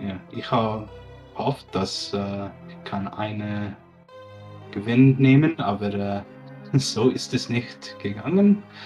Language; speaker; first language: German; non-native, learner; English